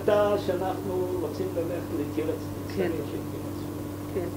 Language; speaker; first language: Hebrew; non-native, fluent; German